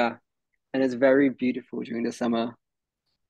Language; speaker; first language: English; early bilingual, other home language; Hindi